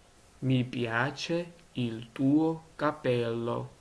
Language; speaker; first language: Italian; non-native, fluent; Georgian